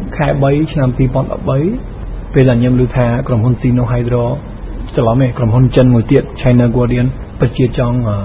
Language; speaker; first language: Khmer; non-native, fluent; Spanish